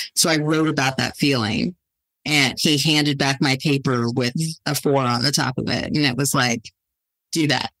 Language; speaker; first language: English; native; English